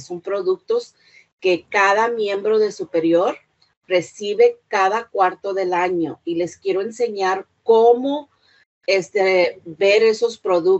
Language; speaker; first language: Spanish; early bilingual, heritage; Spanish